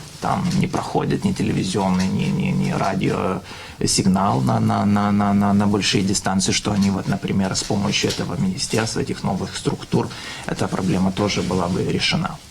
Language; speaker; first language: Russian; non-native, fluent; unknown